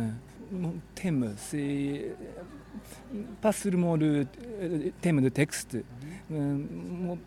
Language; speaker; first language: French; non-native, learner; Japanese